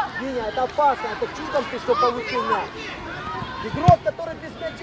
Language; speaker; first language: Russian; native; Russian